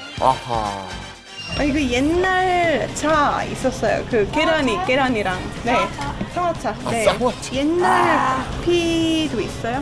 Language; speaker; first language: Korean; non-native, fluent; Estonian